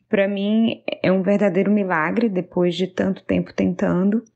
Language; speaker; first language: Portuguese; native; Portuguese